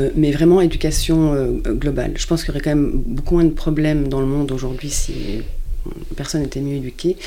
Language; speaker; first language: French; native; French